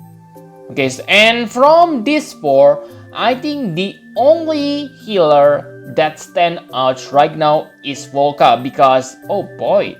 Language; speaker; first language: English; non-native, fluent; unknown